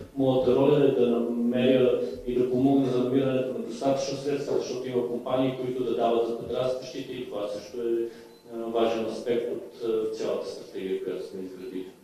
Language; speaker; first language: Bulgarian; native; Bulgarian